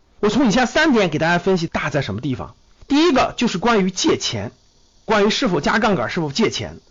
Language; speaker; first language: Chinese; native; Chinese